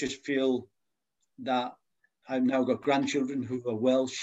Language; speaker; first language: English; native; English